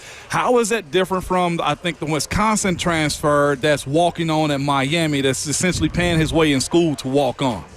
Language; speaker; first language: English; native; English